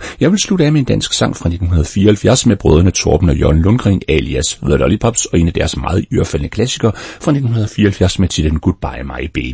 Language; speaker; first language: Danish; native; Danish